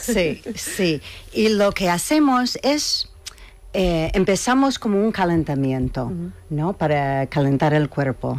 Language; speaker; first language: Spanish; non-native, fluent; English